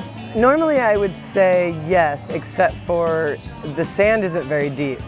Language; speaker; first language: English; native; English